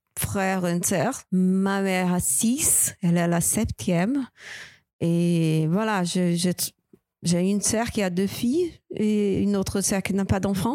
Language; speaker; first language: French; non-native, fluent; Portuguese